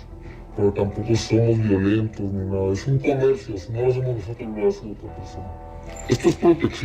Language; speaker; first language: Spanish; native; Spanish